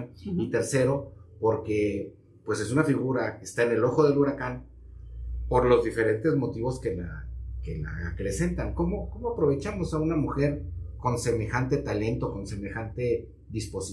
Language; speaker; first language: Spanish; native; Spanish